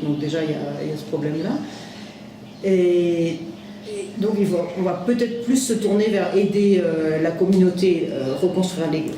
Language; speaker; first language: French; native; French